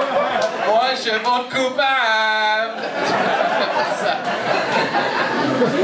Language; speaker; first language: French; non-native, local second language; English